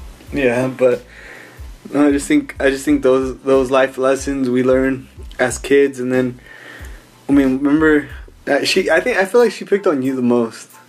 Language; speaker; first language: English; native; English